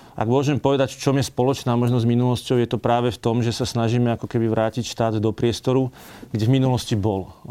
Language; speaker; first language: Slovak; native; Slovak